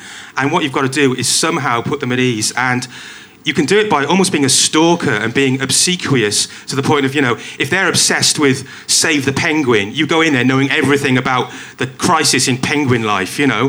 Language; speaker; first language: English; native; English